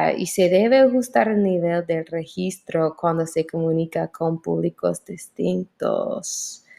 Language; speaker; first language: Spanish; non-native, fluent; English